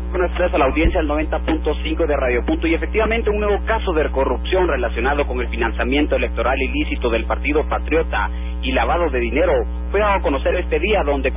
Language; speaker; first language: Spanish; native; Spanish